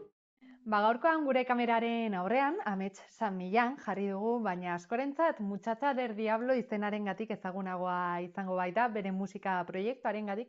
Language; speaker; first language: Basque; native; Basque